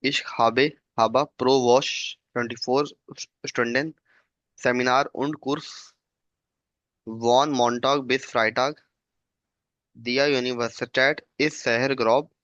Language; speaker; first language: German; non-native, learner; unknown